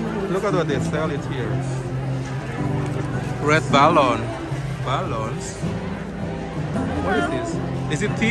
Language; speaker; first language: English; non-native, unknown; Indonesian